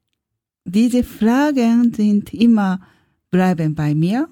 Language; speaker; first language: German; non-native, learner; Japanese